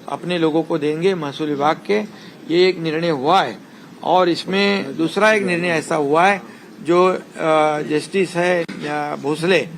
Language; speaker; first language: Hindi; non-native, local second language; Marathi